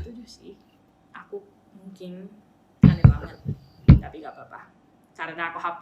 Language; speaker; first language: Indonesian; non-native, fluent; Japanese